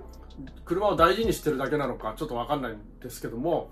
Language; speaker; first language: Japanese; native; Japanese